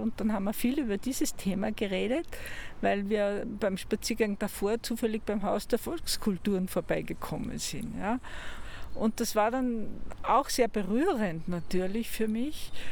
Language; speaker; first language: German; native; German